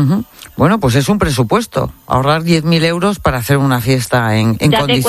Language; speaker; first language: Spanish; native; Spanish